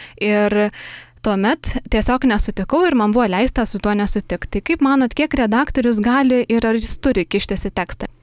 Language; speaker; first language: Lithuanian; native; Lithuanian